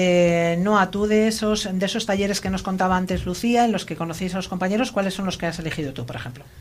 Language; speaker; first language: Spanish; native; Spanish